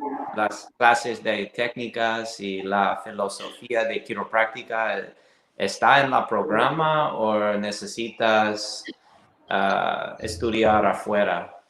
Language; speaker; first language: Spanish; non-native, learner; English